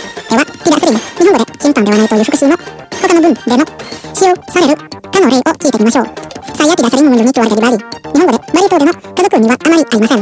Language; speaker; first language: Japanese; non-native, fluent; Indonesian